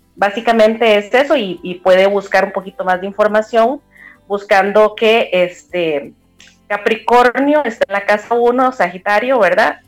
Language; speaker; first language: Spanish; native; Spanish